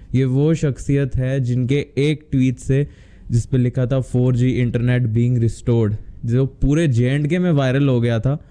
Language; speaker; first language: Hindi; native; Hindi